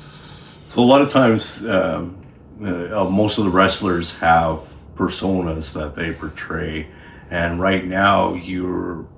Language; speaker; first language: English; native; English